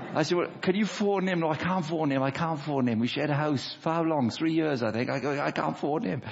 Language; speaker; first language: English; native; English